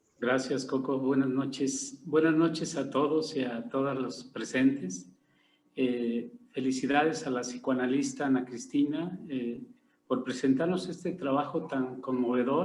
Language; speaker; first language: Spanish; native; Spanish